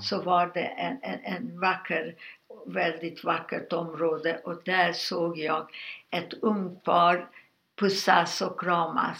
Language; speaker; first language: Swedish; non-native, fluent; Hungarian